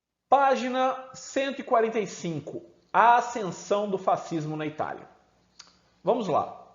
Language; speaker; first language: Portuguese; native; Portuguese